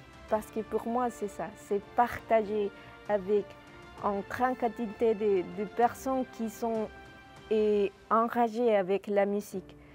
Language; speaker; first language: French; non-native, fluent; Spanish